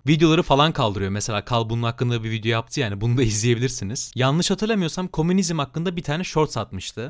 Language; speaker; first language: Turkish; native; Turkish